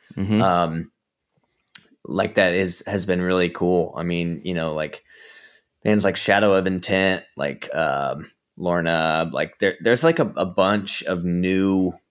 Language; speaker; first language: English; native; English